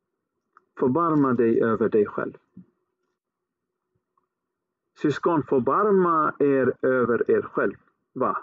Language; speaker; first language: Swedish; early bilingual, other home language; Arabic